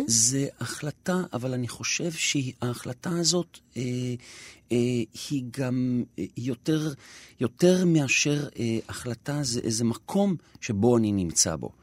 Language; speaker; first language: Hebrew; native; Hebrew